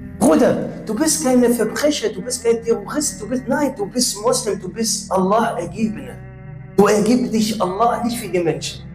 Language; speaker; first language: German; non-native, fluent; Arabic